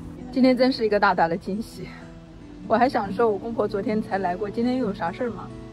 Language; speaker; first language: Chinese; native; Chinese